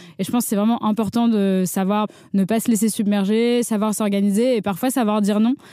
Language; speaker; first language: French; native; French